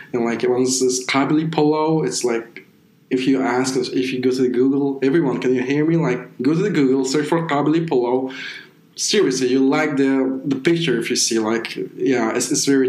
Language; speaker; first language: English; non-native, fluent; Persian